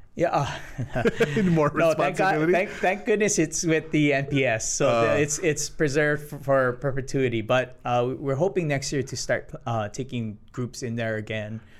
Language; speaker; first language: English; native; English